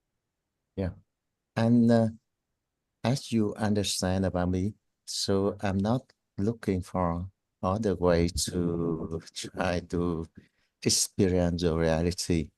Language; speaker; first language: English; non-native, learner; Vietnamese